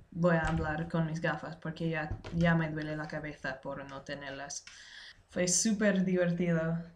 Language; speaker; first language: Spanish; non-native, learner; English